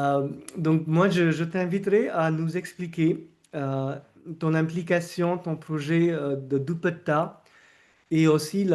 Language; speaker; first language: French; non-native, fluent; Hindi